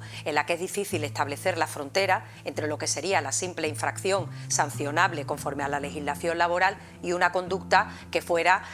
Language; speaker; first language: Spanish; native; Spanish